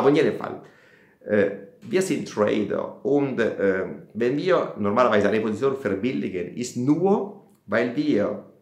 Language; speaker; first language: German; non-native, fluent; Italian